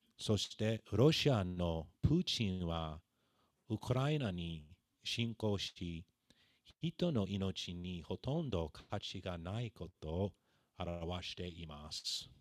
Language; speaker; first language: Japanese; non-native, fluent; English